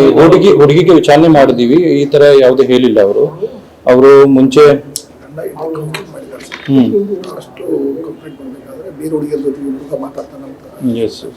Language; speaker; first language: Kannada; non-native, local second language; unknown